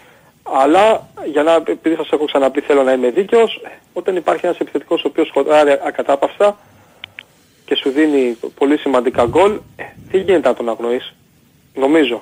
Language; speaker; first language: Greek; native; Greek